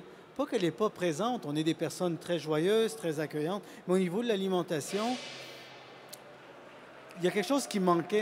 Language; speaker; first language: French; native; French